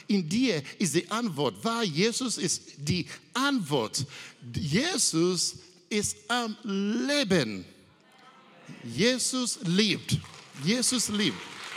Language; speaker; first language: German; non-native, learner; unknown